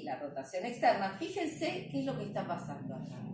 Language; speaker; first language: Spanish; native; Spanish